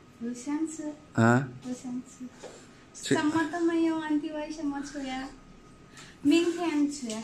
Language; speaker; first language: Chinese; non-native, learner; Nepali